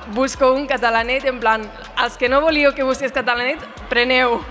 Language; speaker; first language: Catalan; native; Catalan